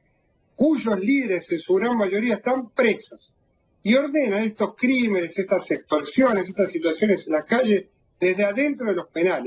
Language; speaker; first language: Spanish; native; Spanish